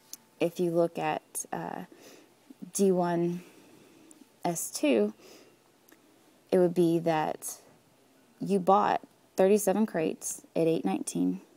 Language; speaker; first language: English; native; English